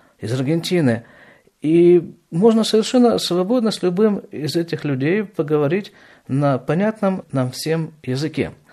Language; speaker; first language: Russian; native; Russian